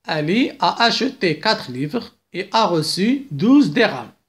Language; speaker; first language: French; non-native, local second language; Arabic